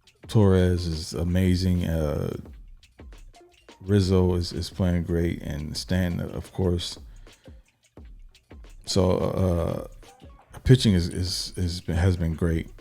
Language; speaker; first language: English; native; English